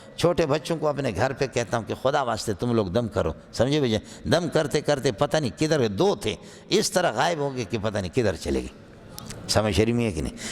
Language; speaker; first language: Urdu; non-native, local second language; Brahui